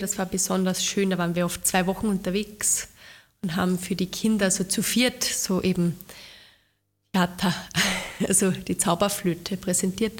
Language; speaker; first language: German; native; German